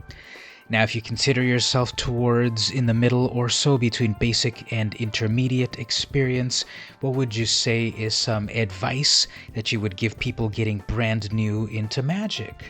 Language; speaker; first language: English; native; English